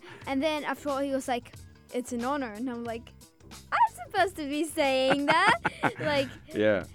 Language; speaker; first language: English; early bilingual, other home language; Azerbaijani